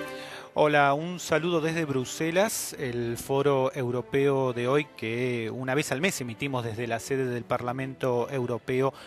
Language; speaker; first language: Spanish; native; Spanish